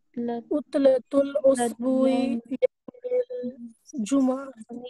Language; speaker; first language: Arabic; non-native, learner; Urdu